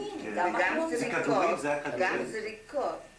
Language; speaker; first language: Hebrew; non-native, fluent; German